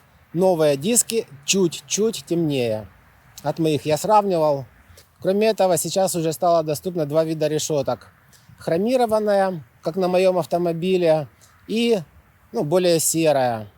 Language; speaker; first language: Russian; native; Russian